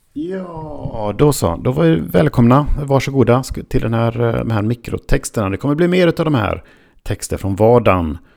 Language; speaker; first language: Swedish; native; Swedish